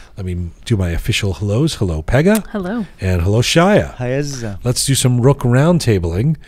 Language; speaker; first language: English; native; English